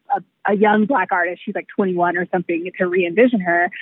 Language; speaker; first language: English; native; English